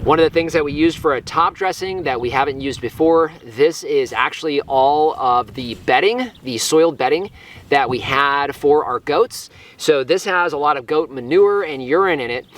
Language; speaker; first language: English; native; English